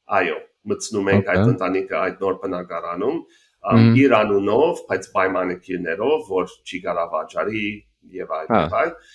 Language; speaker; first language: Armenian; early bilingual, heritage; Armenian